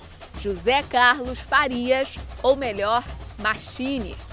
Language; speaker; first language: Portuguese; native; Portuguese